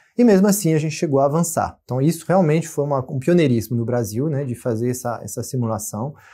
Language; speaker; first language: Portuguese; non-native, fluent; French